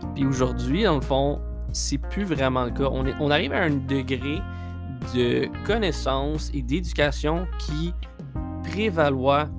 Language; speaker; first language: French; native; French